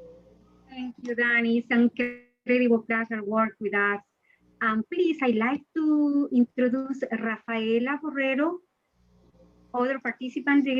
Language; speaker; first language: English; non-native, learner; Spanish